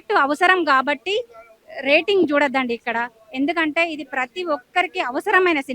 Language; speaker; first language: Telugu; native; Telugu